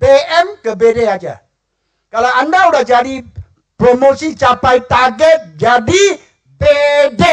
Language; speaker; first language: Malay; non-native, local second language; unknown